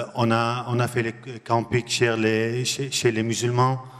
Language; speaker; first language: French; non-native, learner; Arabic